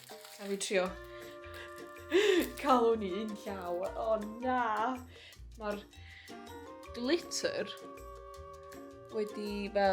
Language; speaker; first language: Welsh; native; Welsh